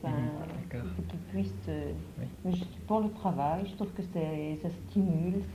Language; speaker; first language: French; native; French